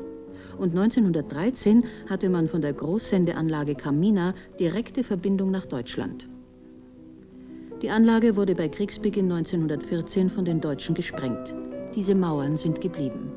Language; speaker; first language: German; native; German